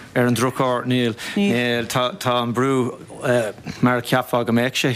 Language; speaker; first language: Irish; non-native, local second language; English